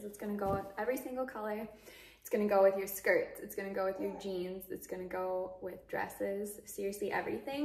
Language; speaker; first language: English; native; English